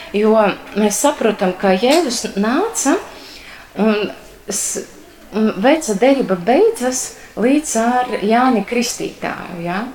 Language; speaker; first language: Latvian; non-native, local second language; Russian